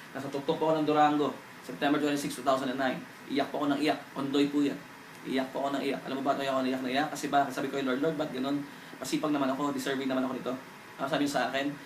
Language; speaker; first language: Filipino; native; Filipino